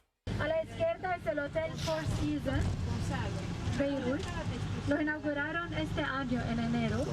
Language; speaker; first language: Spanish; non-native, fluent; Arabic